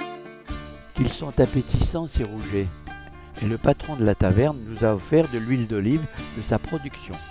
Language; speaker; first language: French; native; French